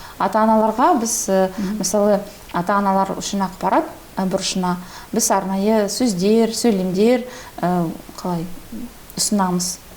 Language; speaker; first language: Kazakh; non-native, local second language; Russian